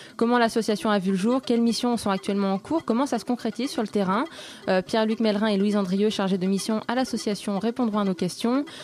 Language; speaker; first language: French; native; French